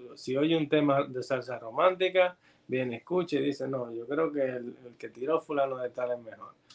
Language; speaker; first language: Spanish; native; Spanish